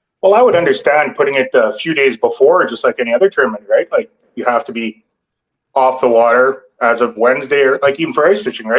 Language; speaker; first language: English; native; English